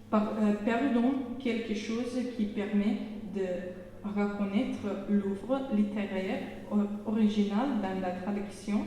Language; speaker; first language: French; non-native, fluent; Serbian